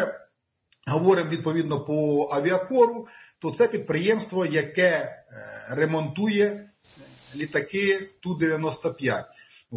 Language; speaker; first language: Ukrainian; native; Ukrainian